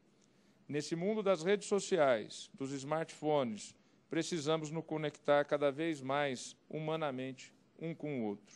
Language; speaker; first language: Portuguese; native; Portuguese